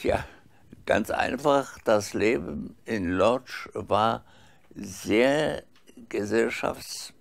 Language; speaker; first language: German; early bilingual, heritage; German